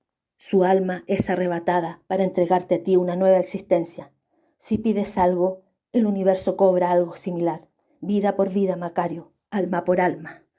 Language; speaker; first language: Spanish; native; Spanish